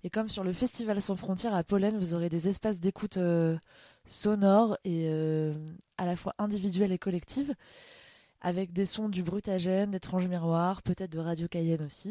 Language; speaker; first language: French; native; French